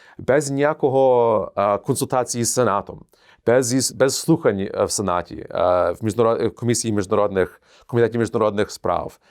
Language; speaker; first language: Ukrainian; early bilingual, heritage; Ukrainian